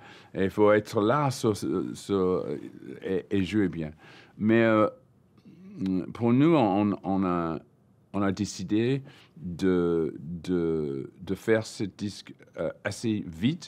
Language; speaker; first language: French; non-native, learner; English